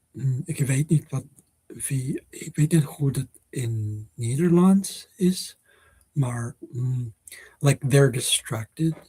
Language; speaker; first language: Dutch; non-native, learner; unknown